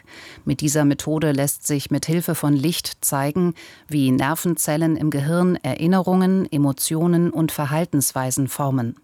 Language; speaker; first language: German; native; German